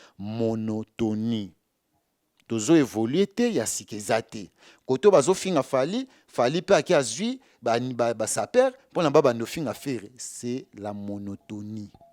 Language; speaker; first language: Lingala; native; Lingala